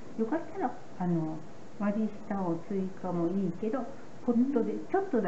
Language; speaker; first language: Japanese; native; Japanese